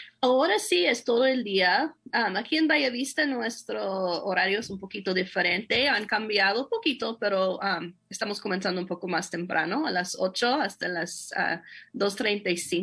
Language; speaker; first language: Spanish; non-native, fluent; English